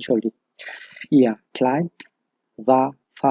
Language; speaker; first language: German; non-native, fluent; Arabic